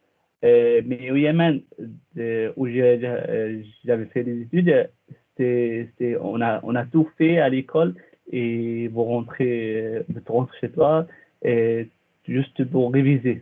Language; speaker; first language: French; non-native, fluent; Arabic